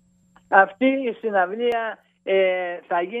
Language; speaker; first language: Greek; native; Greek